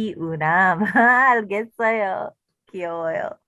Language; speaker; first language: Korean; non-native, learner; English